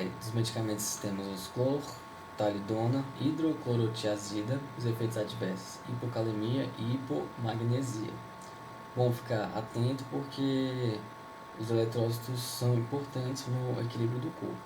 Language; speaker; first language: Portuguese; native; Portuguese